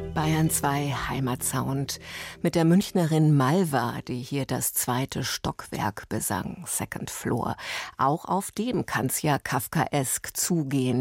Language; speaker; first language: German; native; German